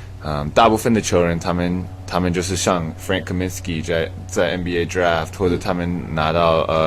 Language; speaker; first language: Chinese; early bilingual, heritage; English